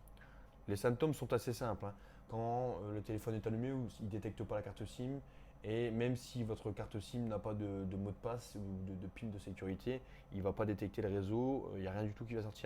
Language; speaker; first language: French; native; French